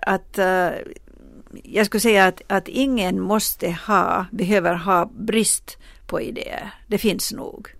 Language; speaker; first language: Swedish; non-native, local second language; Finnish